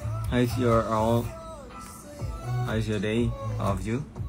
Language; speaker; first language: English; non-native, learner; Thai